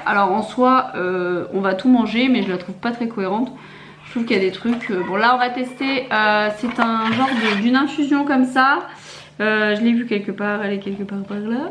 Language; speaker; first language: French; native; French